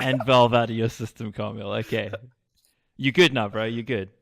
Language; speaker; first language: English; native; English